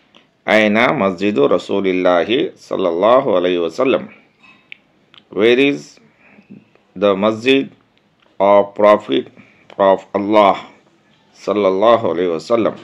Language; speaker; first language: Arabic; non-native, fluent; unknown